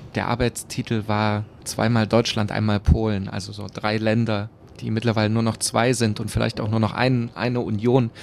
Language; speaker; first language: German; native; German